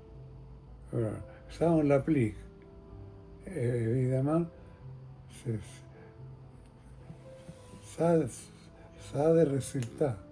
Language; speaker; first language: French; non-native, fluent; Spanish